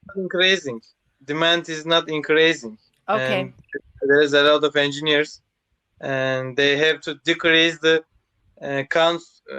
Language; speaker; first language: English; non-native, learner; Turkish